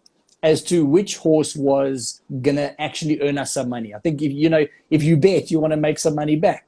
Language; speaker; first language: English; native; English